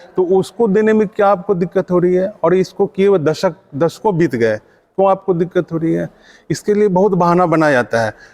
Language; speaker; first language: Hindi; non-native, local second language; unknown